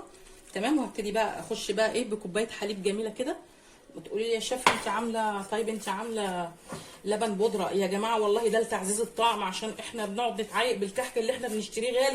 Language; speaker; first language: Arabic; native; Arabic